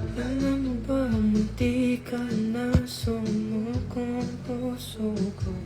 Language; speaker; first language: Filipino; native; Filipino